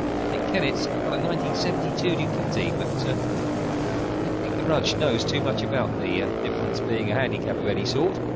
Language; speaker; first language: English; native; English